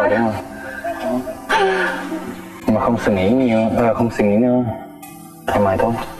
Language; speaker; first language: Vietnamese; non-native, learner; Swedish